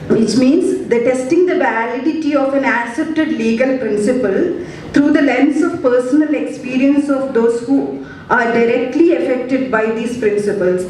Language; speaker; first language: English; non-native, local second language; Malayalam